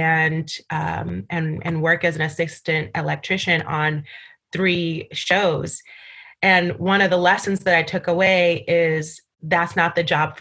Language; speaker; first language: English; native; English